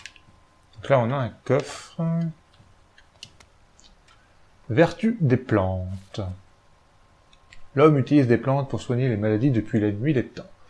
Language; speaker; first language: French; native; French